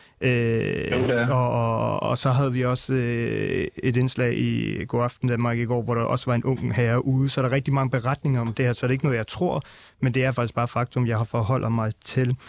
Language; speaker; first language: Danish; early bilingual, other home language; Punjabi